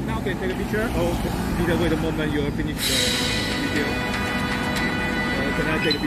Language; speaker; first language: English; non-native, learner; Chinese